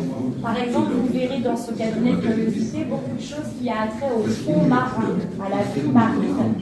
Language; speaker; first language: French; native; French